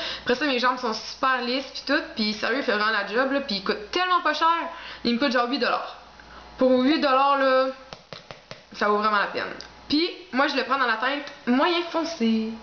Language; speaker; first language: French; native; French